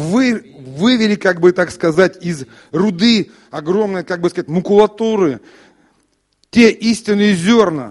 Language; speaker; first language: Russian; native; Russian